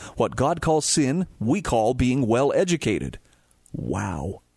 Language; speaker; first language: English; native; English